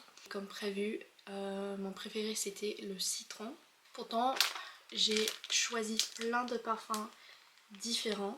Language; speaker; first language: French; non-native, fluent; English